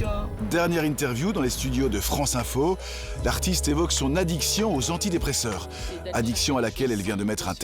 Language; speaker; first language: French; native; French